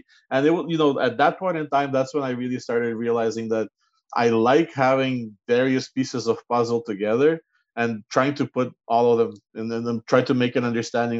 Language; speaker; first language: English; non-native, fluent; Ukrainian